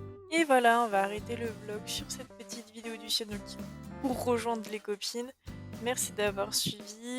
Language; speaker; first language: French; native; French